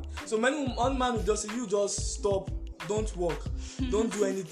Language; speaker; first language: English; non-native, local second language; Yoruba